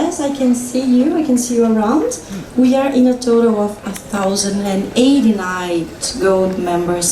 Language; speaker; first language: English; non-native, fluent; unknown